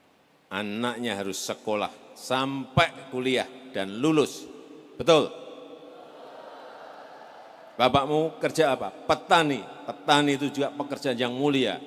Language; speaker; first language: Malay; non-native, local second language; Javanese